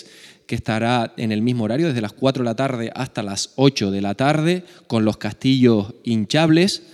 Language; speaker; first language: Spanish; native; Spanish